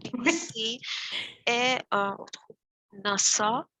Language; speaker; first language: French; non-native, learner; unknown